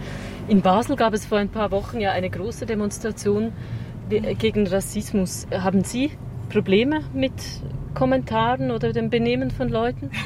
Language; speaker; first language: German; native; German